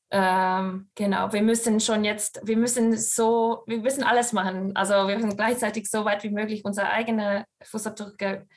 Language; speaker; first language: German; non-native, fluent; English